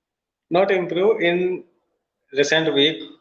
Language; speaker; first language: English; non-native, learner; Hindi